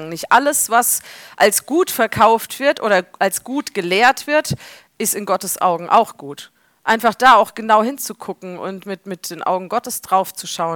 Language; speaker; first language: German; native; German